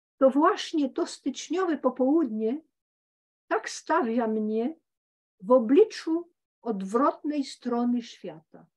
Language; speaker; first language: Polish; early bilingual, heritage; Polish